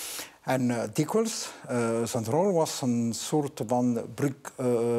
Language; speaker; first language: Dutch; non-native, local second language; French